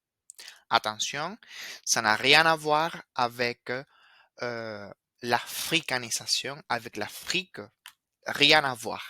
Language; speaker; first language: French; non-native, fluent; Spanish